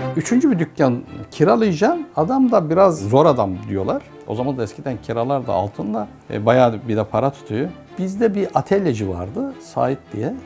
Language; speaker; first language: Turkish; native; Turkish